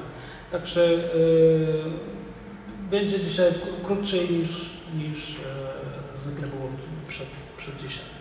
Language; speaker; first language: Polish; non-native, fluent; Georgian